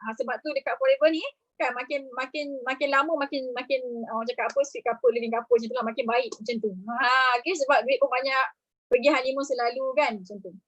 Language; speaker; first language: Malay; native; Malay